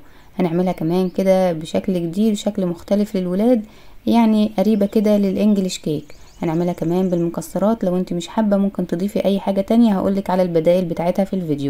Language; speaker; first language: Arabic; native; Arabic